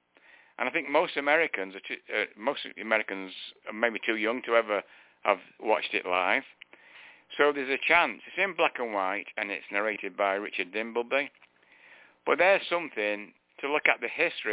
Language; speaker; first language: English; native; English